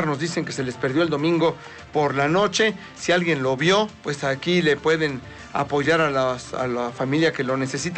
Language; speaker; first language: Spanish; native; Spanish